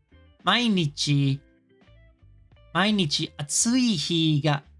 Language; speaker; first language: Japanese; non-native, learner; English